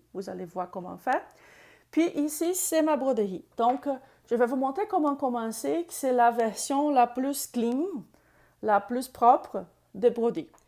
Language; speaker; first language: French; non-native, fluent; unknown